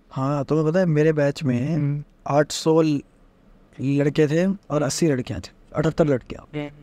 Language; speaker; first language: Hindi; native; Hindi